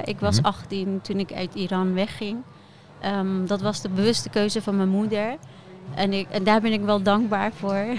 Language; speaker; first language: Dutch; non-native, fluent; Persian